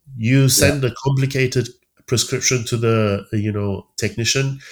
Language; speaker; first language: English; early bilingual, other home language; Persian